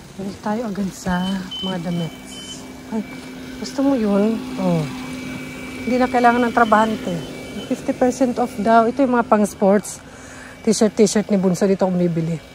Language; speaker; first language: Filipino; native; Filipino